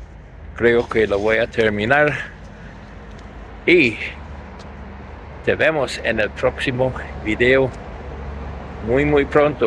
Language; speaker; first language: Spanish; non-native, fluent; English